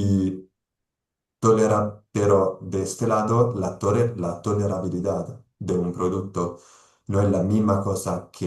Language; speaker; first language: Spanish; non-native, fluent; Italian